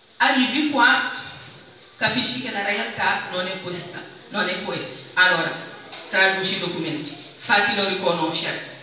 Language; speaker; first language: Italian; non-native, fluent; Wolof